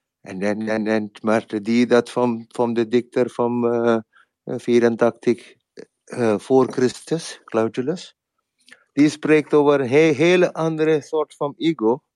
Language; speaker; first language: Dutch; non-native, learner; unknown